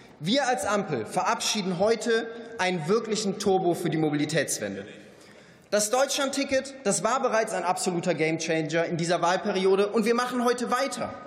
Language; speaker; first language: German; native; German